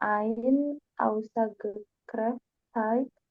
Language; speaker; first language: German; non-native, learner; Indonesian